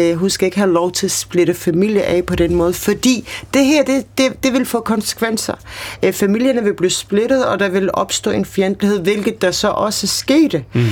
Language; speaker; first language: Danish; early bilingual, other home language; Kurdish